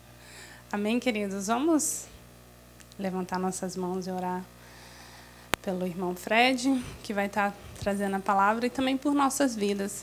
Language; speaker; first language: Portuguese; native; Portuguese